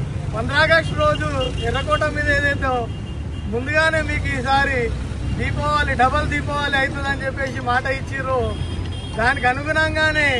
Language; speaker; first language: Telugu; native; Telugu